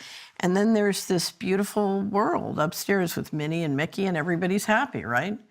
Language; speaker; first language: English; native; English